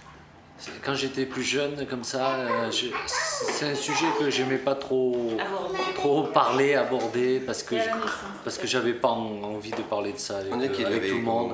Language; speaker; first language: French; early bilingual, other home language; Korean